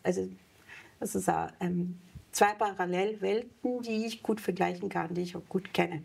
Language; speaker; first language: German; non-native, fluent; Serbian